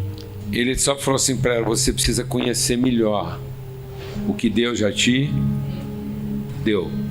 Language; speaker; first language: Portuguese; native; Portuguese